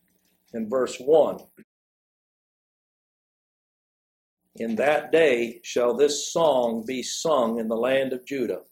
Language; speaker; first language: English; native; English